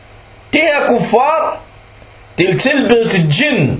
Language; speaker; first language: Danish; non-native, fluent; Arabic